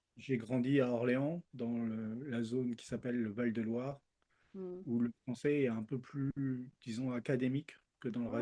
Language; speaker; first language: French; early bilingual, other home language; Spanish